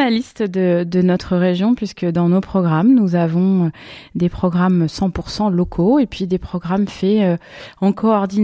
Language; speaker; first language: French; native; French